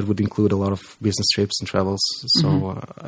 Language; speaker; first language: English; non-native, fluent; Romanian